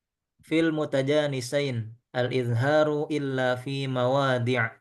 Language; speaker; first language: Arabic; non-native, learner; Indonesian